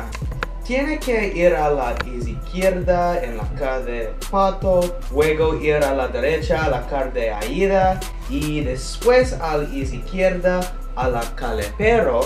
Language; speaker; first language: Spanish; non-native, learner; English